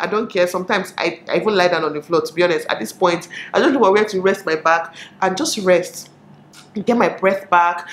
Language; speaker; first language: English; non-native, local second language; Igbo